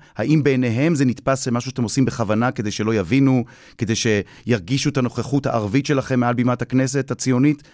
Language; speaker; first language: Hebrew; native; Hebrew